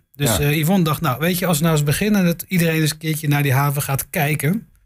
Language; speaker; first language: Dutch; native; Dutch